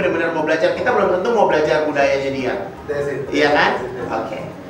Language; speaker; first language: Indonesian; early bilingual, other home language; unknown